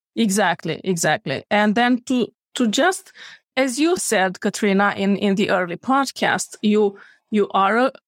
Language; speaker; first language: English; non-native, fluent; Romanian